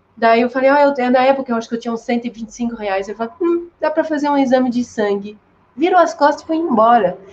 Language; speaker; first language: Portuguese; non-native, fluent; French